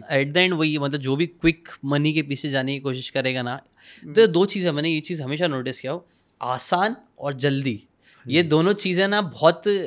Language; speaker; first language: Hindi; native; Hindi